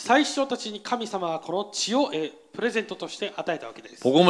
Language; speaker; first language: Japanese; non-native, fluent; Korean